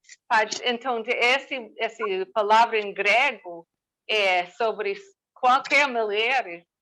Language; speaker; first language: Portuguese; non-native, learner; English